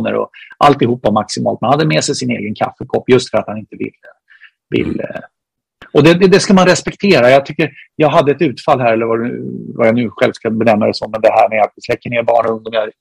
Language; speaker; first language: Swedish; native; Swedish